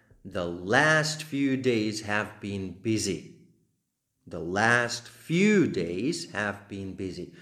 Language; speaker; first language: English; non-native, fluent; Slovak